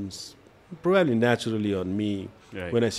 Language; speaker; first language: English; non-native, local second language; Maithili